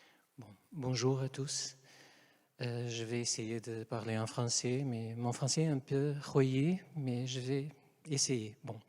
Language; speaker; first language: French; non-native, fluent; Portuguese